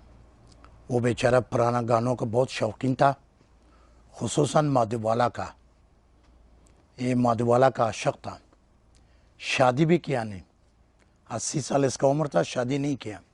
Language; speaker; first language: Hindi; non-native, learner; Persian